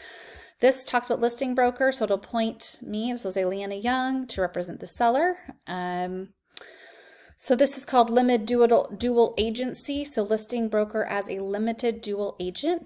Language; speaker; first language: English; native; English